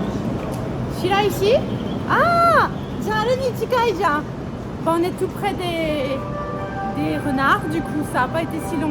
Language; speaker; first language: French; native; French